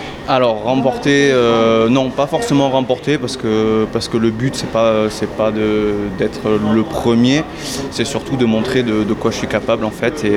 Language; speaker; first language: French; native; French